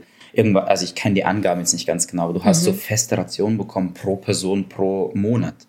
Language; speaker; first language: German; early bilingual, other home language; Russian